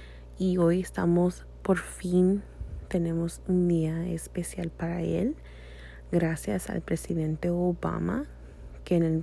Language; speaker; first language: Spanish; early bilingual, heritage; Spanish